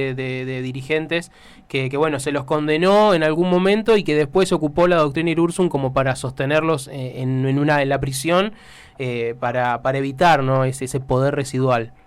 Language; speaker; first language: Spanish; native; Spanish